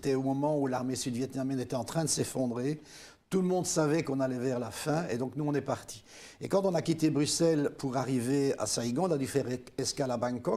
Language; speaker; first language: French; native; French